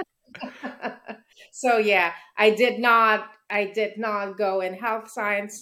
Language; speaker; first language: English; native; English